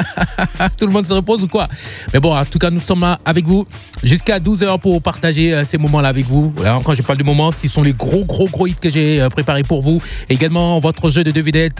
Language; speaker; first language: French; native; French